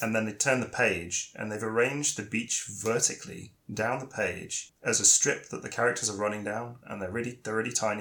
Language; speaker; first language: English; native; English